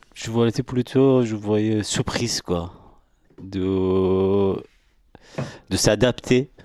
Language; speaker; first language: French; non-native, learner; Persian